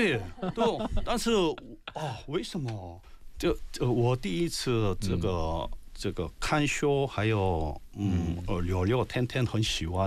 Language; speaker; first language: Chinese; non-native, learner; Korean